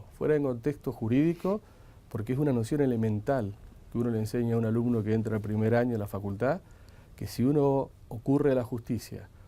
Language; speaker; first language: Spanish; native; Spanish